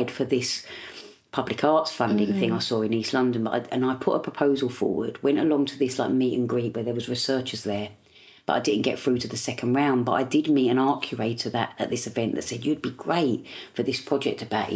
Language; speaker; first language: English; native; English